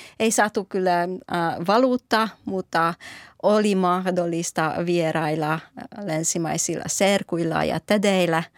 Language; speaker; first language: Finnish; non-native, fluent; Hungarian